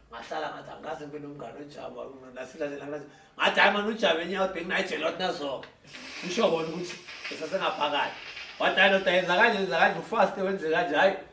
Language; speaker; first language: Zulu; native; Zulu